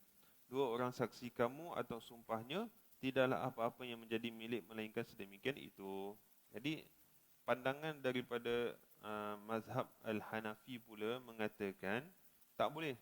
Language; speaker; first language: Malay; native; Malay